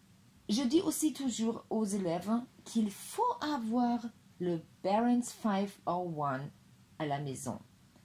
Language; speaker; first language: French; non-native, fluent; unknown